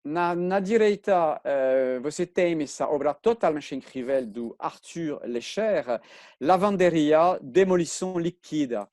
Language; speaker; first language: Portuguese; non-native, fluent; French